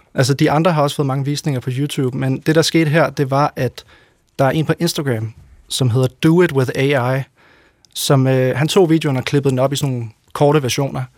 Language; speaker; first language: Danish; native; Danish